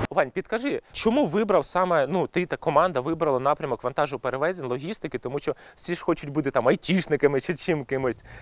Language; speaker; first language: Ukrainian; non-native, local second language; Russian